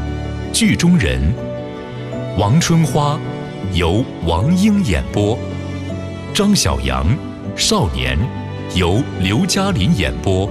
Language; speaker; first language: Chinese; native; Chinese